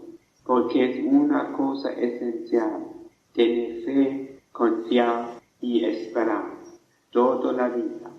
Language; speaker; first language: Spanish; non-native, fluent; German